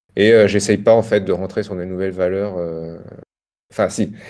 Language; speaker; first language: French; native; French